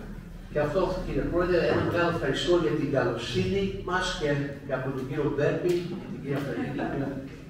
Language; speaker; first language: Greek; early bilingual, heritage; Greek